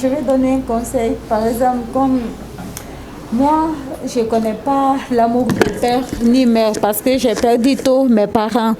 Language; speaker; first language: French; non-native, local second language; Susu